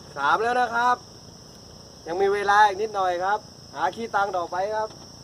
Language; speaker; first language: Thai; native; Thai